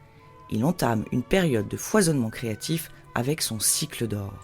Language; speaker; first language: French; native; French